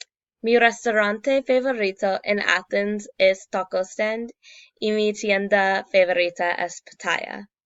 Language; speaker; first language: Spanish; non-native, learner; English